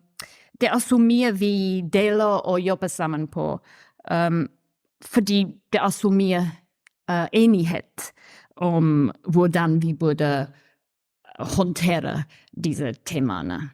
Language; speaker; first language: Norwegian; non-native, fluent; English